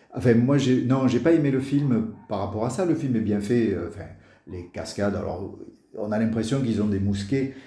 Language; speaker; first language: French; native; French